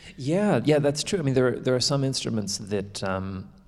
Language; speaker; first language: English; native; English